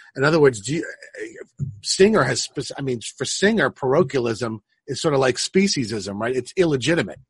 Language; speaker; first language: English; native; English